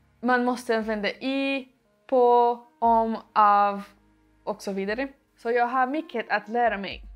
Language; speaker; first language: Swedish; non-native, learner; Portuguese